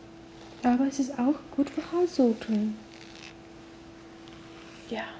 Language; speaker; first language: German; non-native, learner; English